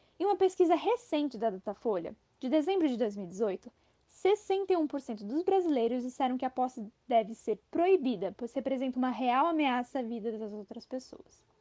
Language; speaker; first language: Portuguese; native; Portuguese